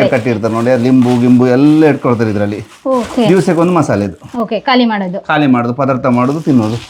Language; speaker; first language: Kannada; native; Kannada